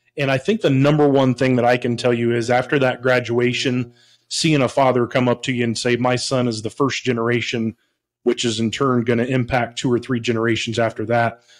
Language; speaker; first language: English; native; English